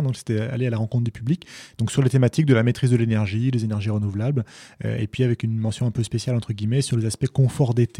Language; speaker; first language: French; native; French